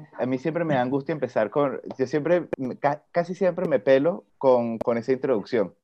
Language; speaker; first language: Spanish; native; Spanish